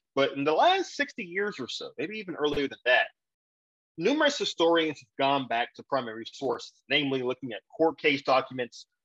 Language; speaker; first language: English; native; English